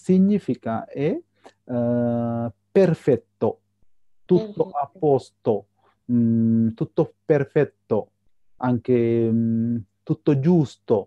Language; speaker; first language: Italian; non-native, fluent; Sinhala